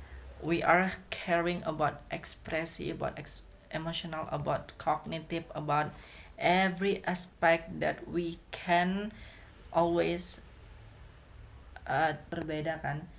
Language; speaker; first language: English; non-native, learner; Indonesian